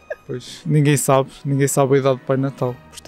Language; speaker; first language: Portuguese; native; Portuguese